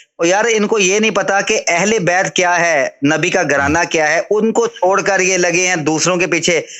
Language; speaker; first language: Urdu; non-native, local second language; Punjabi